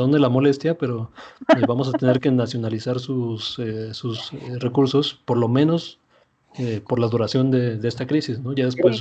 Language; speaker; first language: Spanish; native; Spanish